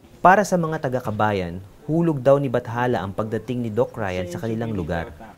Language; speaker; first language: Filipino; native; Filipino